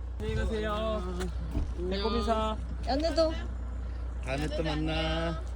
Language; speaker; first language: Korean; native; Korean